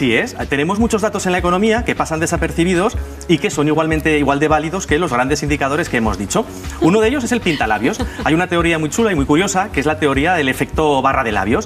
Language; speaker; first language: Spanish; native; Spanish